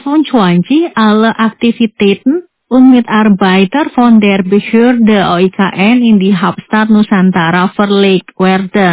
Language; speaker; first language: German; non-native, fluent; Indonesian